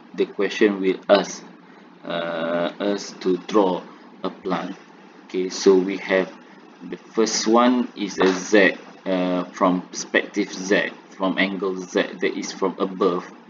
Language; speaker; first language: English; non-native, local second language; Malay